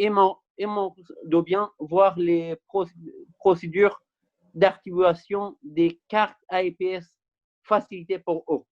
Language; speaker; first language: French; non-native, fluent; Kurdish